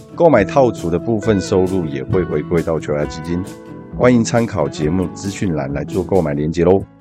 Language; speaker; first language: Chinese; native; Chinese